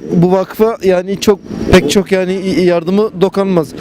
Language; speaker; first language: Turkish; non-native, learner; Arabic